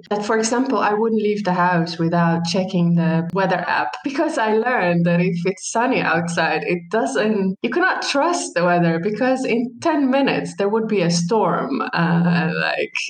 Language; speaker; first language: English; non-native, fluent; Arabic